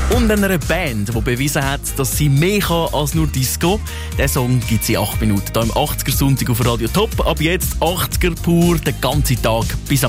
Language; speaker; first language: German; native; German